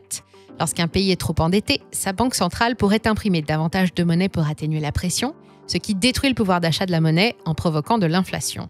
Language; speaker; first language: French; native; French